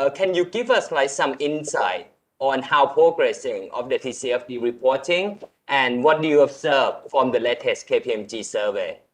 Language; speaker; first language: English; non-native, fluent; Thai